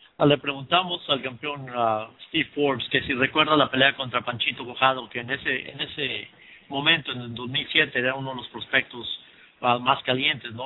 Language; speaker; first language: Spanish; native; Spanish